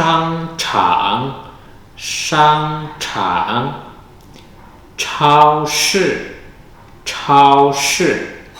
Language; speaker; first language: Chinese; non-native, fluent; Indonesian